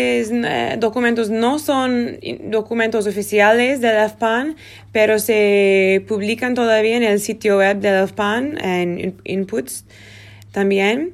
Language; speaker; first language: Spanish; non-native, learner; Portuguese